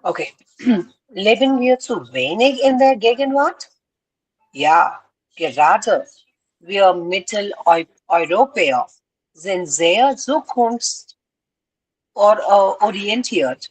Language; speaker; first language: German; non-native, learner; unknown